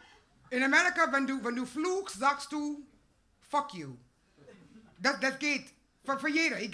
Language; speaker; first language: German; non-native, fluent; English